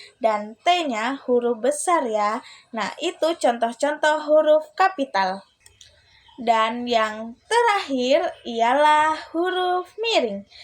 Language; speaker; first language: Indonesian; native; Indonesian